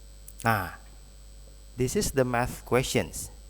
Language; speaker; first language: English; non-native, learner; Indonesian